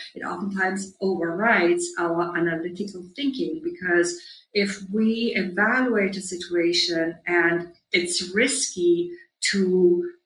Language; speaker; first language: English; non-native, fluent; German